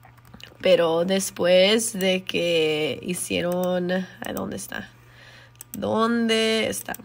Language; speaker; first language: Spanish; early bilingual, heritage; Spanish